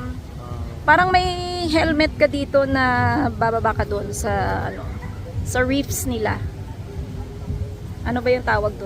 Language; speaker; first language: Filipino; non-native, local second language; Hiligaynon